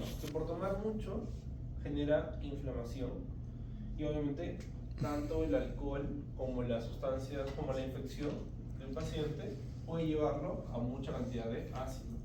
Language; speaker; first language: Spanish; native; Spanish